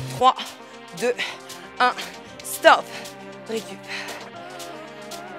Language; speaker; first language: French; native; French